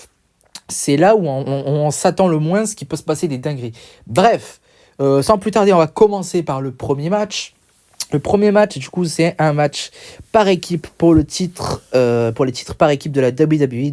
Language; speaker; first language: French; native; French